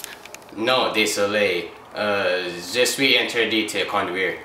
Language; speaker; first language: French; non-native, learner; English